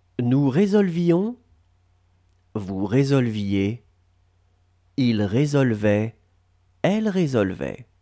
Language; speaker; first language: French; native; French